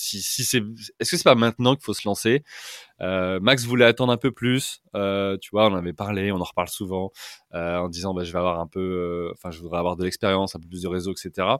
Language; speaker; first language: French; native; French